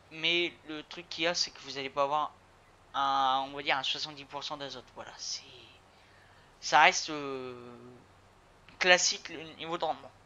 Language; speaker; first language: French; native; French